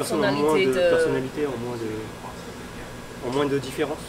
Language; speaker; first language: French; early bilingual, other home language; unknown